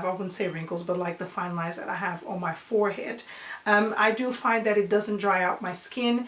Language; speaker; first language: English; non-native, fluent; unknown